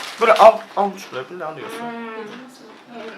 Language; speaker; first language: Turkish; non-native, fluent; Korean